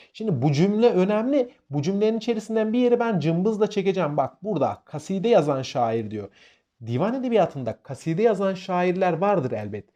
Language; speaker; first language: Turkish; native; Turkish